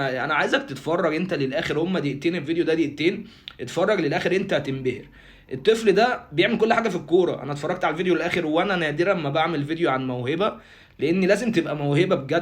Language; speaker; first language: Arabic; native; Arabic